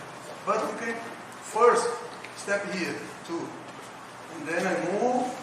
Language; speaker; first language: English; non-native, learner; Portuguese